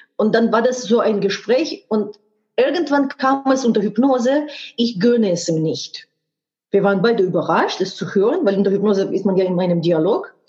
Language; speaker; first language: German; non-native, fluent; Russian